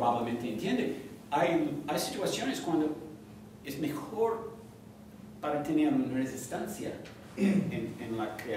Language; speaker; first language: Spanish; non-native, fluent; English